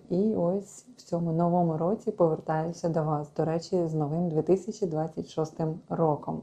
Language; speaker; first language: Ukrainian; non-native, local second language; Russian